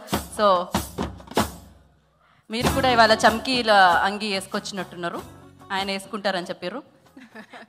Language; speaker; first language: Telugu; native; Telugu